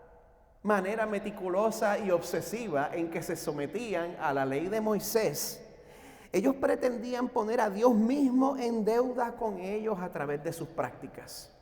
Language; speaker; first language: Spanish; native; Spanish